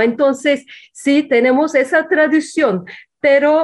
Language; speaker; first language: Spanish; non-native, fluent; Turkish